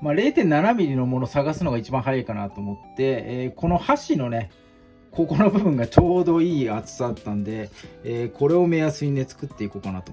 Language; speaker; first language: Japanese; native; Japanese